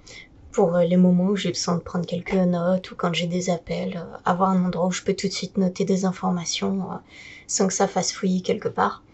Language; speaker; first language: French; native; French